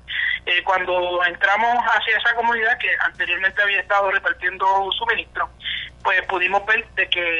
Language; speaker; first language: Spanish; native; Spanish